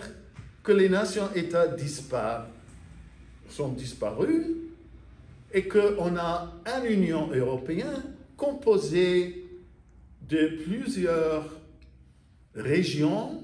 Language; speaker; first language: French; non-native, fluent; English